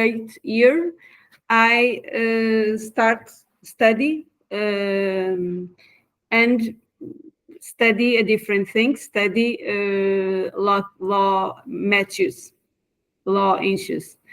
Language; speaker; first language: English; non-native, learner; Portuguese